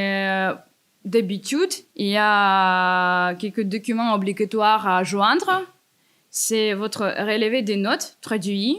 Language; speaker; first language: French; non-native, fluent; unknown